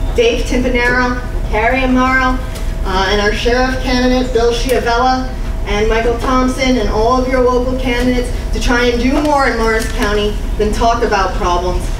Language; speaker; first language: English; native; English